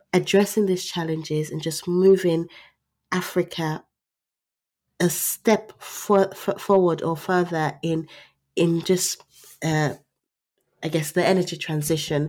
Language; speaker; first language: English; non-native, local second language; Yoruba